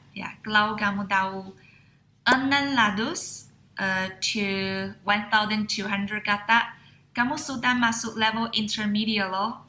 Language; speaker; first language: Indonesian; non-native, fluent; Chinese